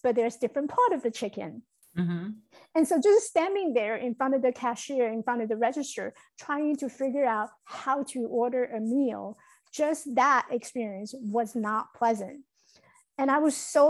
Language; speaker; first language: English; non-native, fluent; Chinese